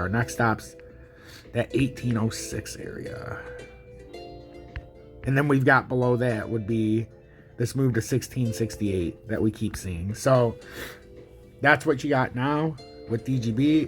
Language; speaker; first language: English; native; English